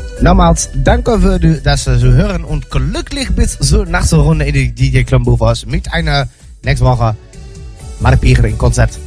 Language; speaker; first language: German; non-native, learner; Dutch